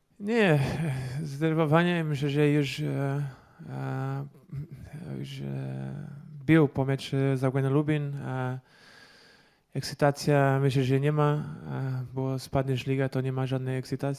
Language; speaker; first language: Polish; non-native, learner; Portuguese